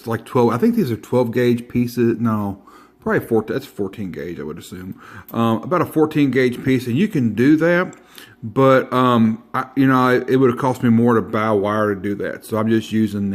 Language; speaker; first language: English; native; English